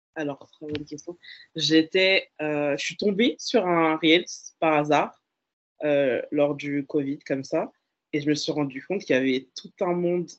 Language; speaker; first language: French; native; French